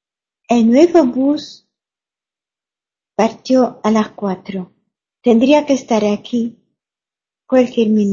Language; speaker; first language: Spanish; non-native, learner; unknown